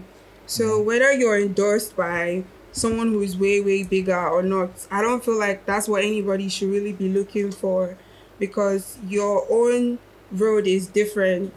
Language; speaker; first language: English; non-native, local second language; Igbo